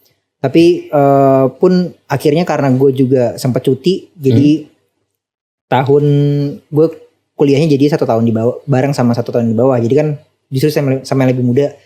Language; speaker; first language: Indonesian; native; Indonesian